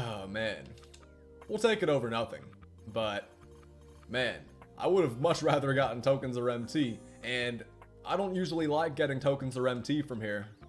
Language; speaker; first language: English; native; English